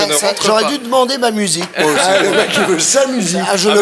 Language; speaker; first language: French; native; French